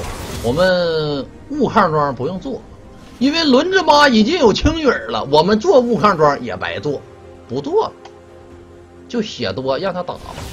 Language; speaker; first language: Chinese; native; Chinese